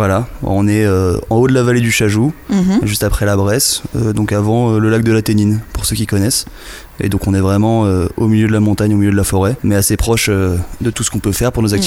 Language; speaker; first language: French; native; French